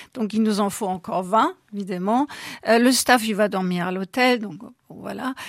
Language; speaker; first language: French; non-native, fluent; German